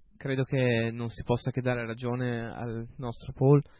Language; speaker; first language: Italian; native; Italian